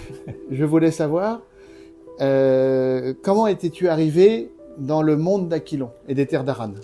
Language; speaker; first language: French; native; French